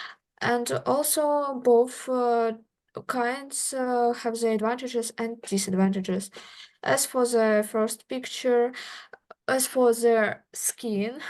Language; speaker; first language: English; non-native, learner; Russian